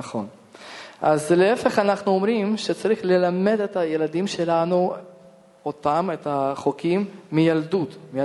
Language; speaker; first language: Hebrew; non-native, fluent; Russian